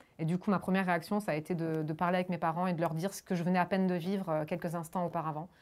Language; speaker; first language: French; early bilingual, other home language; German